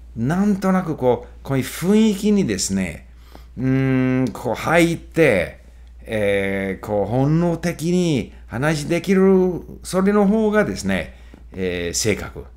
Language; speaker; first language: Japanese; non-native, fluent; English